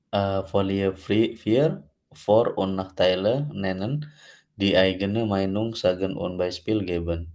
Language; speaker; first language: German; non-native, learner; Indonesian